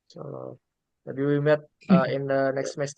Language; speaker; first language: English; non-native, learner; Indonesian